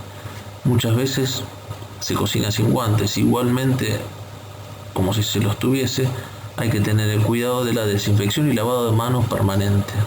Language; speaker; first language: Spanish; native; Spanish